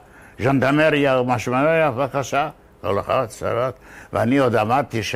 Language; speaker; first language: Hebrew; non-native, fluent; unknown